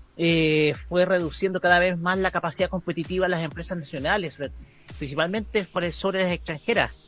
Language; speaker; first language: Spanish; native; Spanish